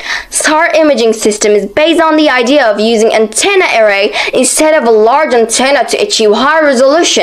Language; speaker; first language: English; non-native, fluent; Turkish